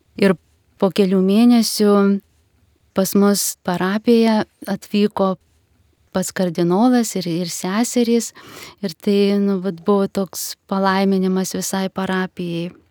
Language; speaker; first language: Lithuanian; native; Lithuanian